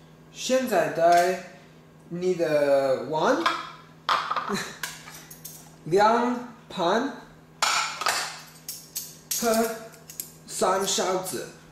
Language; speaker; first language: Chinese; non-native, learner; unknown